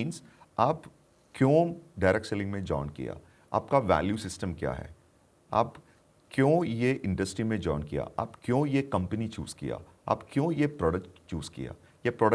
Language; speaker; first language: Hindi; non-native, local second language; Malayalam